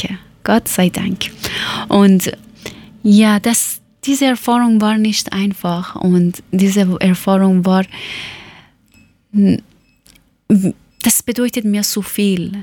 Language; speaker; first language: German; non-native, learner; Persian